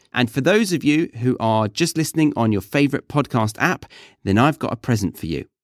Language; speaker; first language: English; native; English